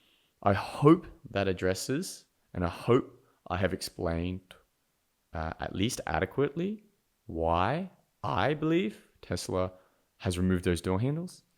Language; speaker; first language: English; native; English